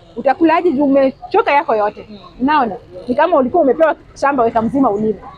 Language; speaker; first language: Swahili; non-native, local second language; Luyia